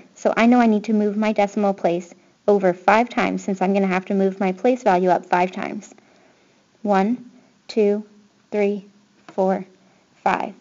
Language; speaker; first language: English; native; English